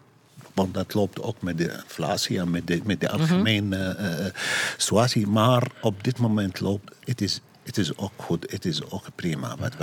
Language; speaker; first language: Dutch; non-native, learner; Arabic